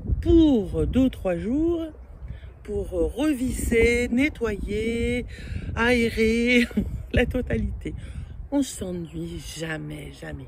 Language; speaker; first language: French; native; French